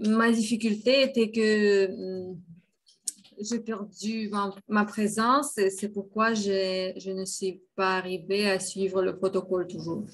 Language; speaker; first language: French; non-native, fluent; Russian